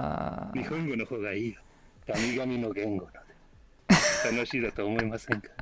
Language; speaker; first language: Japanese; non-native, learner; English